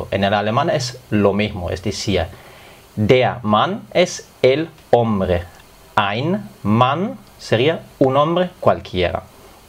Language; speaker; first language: Spanish; non-native, fluent; German